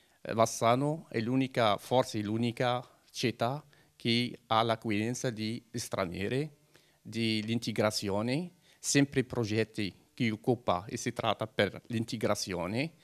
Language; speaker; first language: Italian; non-native, learner; Arabic